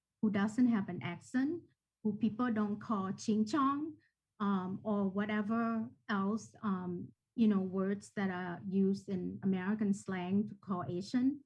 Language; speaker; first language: English; non-native, fluent; Thai